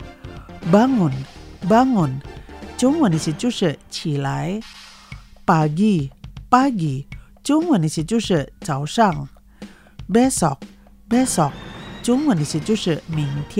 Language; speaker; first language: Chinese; non-native, fluent; Indonesian